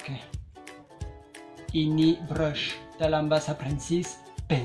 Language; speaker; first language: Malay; non-native, fluent; French